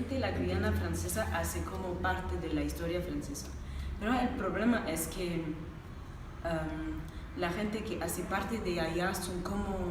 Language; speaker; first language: Spanish; non-native, fluent; French